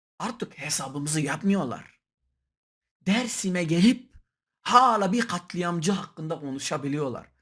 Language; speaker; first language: Turkish; non-native, local second language; Kurdish